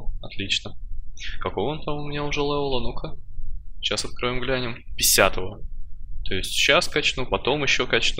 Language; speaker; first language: Russian; native; Russian